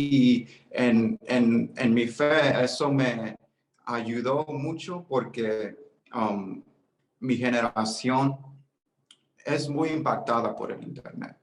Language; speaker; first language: Spanish; early bilingual, heritage; Spanish